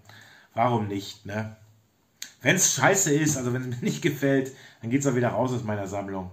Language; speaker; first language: German; native; German